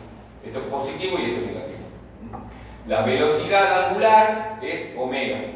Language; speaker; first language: Spanish; native; Spanish